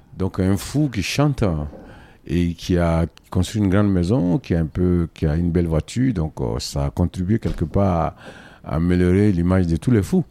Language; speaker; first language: French; non-native, local second language; Dyula